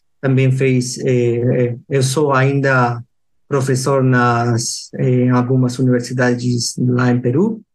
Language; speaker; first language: Portuguese; non-native, fluent; Spanish